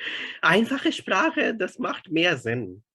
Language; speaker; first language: German; non-native, fluent; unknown